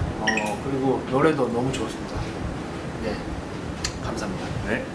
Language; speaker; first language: Korean; early bilingual, heritage; Korean